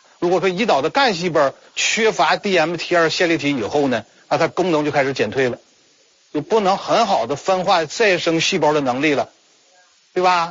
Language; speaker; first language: Chinese; native; Chinese